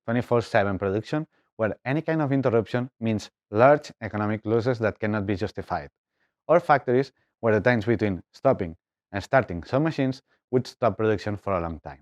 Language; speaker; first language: English; non-native, fluent; Spanish